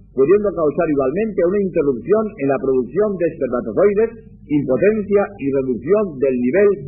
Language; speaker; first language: Spanish; native; Spanish